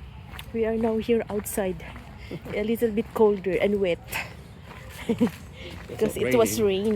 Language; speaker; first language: English; non-native, local second language; Filipino